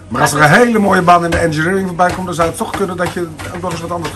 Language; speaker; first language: Dutch; native; Dutch